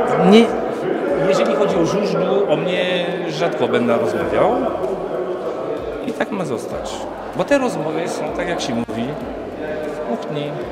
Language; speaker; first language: Polish; non-native, fluent; French